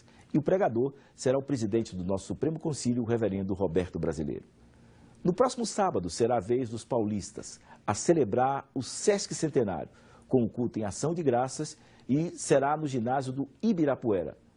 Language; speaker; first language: Portuguese; native; Portuguese